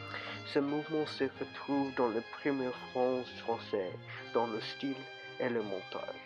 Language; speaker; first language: French; non-native, learner; English